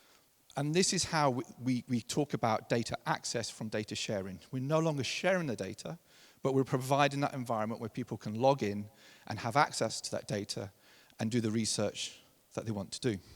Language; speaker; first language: English; native; English